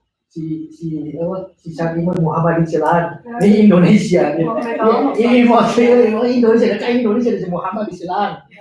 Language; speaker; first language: German; non-native, learner; Indonesian